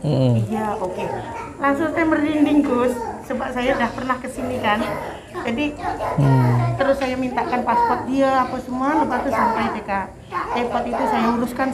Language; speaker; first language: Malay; non-native, local second language; Javanese